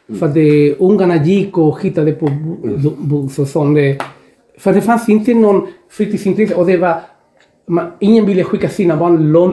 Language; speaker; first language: Swedish; non-native, fluent; Spanish